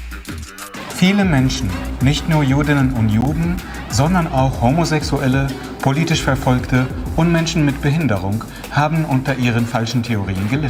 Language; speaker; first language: German; non-native, fluent; Arabic